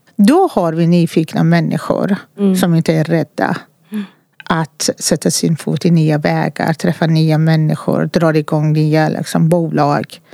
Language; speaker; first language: Swedish; non-native, fluent; Persian